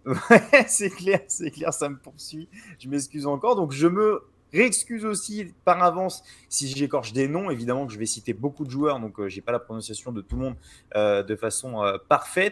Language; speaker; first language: French; native; French